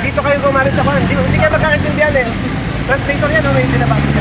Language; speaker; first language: Filipino; native; Filipino